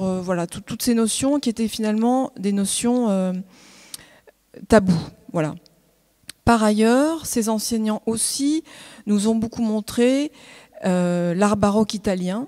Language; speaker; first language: French; native; French